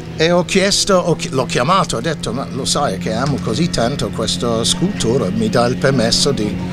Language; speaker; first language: Italian; non-native, fluent; English